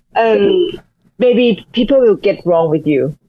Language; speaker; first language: English; non-native, fluent; Thai